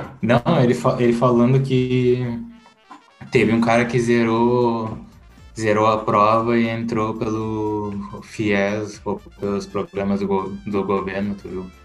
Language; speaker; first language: Portuguese; native; Portuguese